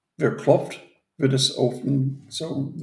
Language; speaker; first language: German; non-native, fluent; English